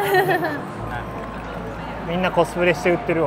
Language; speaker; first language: Japanese; native; Japanese